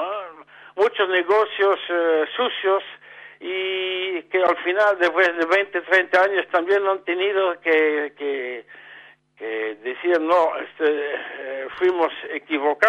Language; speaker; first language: Spanish; non-native, fluent; Dutch